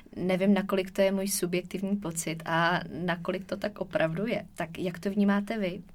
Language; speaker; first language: Czech; native; Czech